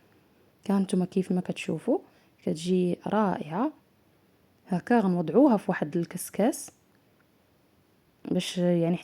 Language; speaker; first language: Arabic; native; Arabic